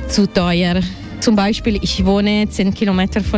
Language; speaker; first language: German; non-native, learner; Italian